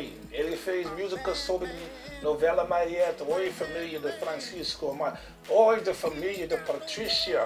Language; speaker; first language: Portuguese; non-native, learner; English